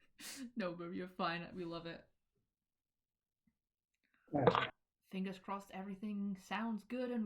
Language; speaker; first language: English; native; English